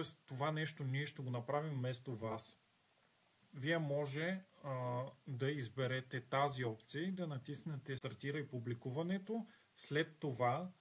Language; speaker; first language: Bulgarian; native; Bulgarian